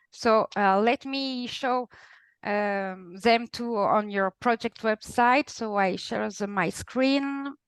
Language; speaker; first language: English; non-native, fluent; Italian